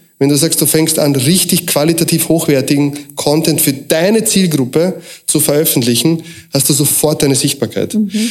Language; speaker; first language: German; early bilingual, other home language; Croatian